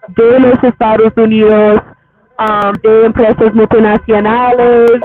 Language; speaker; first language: Spanish; non-native, fluent; English